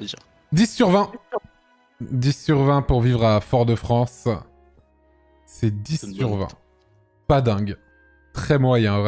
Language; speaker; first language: French; native; French